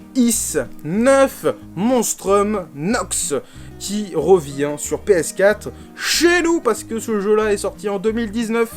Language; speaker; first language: French; native; French